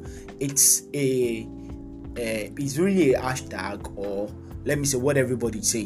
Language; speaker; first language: English; non-native, local second language; Yoruba